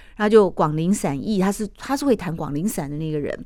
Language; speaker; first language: Chinese; native; Chinese